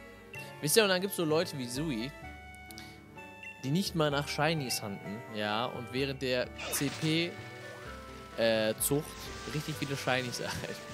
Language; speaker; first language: German; native; German